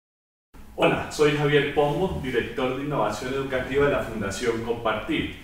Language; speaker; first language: Spanish; native; Spanish